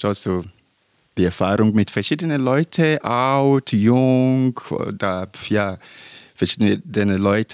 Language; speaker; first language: German; non-native, learner; English